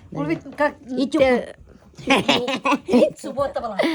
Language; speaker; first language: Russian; non-native, local second language; Bashkir